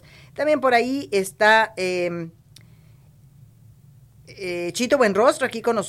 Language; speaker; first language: Spanish; native; Spanish